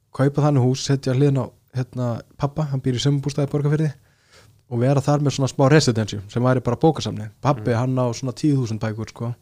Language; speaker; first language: Icelandic; early bilingual, other home language; Portuguese